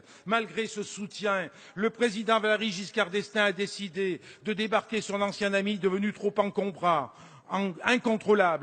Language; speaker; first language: French; native; French